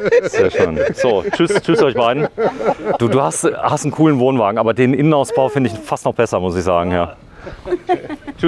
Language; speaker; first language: German; native; German